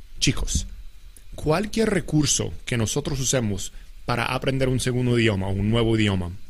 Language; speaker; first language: Spanish; non-native, fluent; English